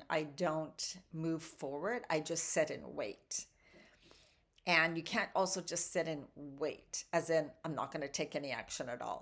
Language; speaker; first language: English; native; English